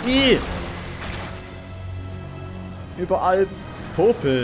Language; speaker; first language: German; native; German